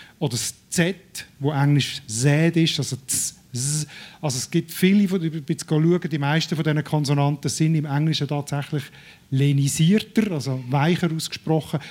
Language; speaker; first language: German; native; German